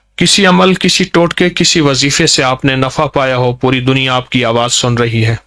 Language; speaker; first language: Urdu; native; Urdu